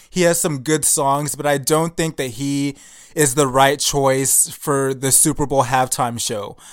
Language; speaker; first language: English; early bilingual, other home language; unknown